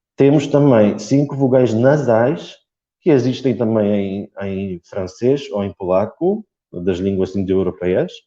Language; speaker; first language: Portuguese; non-native, fluent; Polish